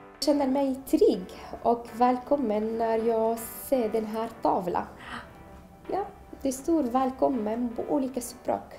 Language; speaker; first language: Swedish; non-native, learner; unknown